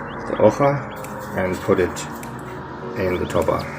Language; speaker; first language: English; non-native, learner; German